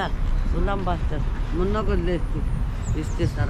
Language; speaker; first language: Russian; non-native, learner; Mongolian